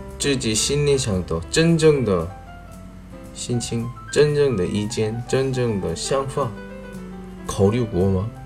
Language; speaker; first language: Chinese; non-native, learner; Korean